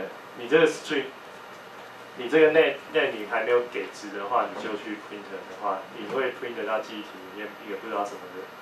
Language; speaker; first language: Chinese; native; Chinese